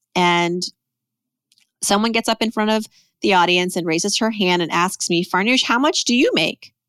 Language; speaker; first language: English; early bilingual, other home language; Persian